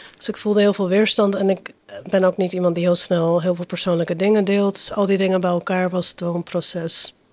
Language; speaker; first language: Dutch; early bilingual, other home language; Persian